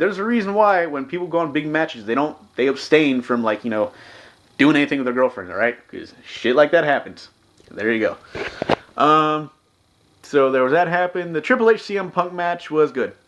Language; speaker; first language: English; native; English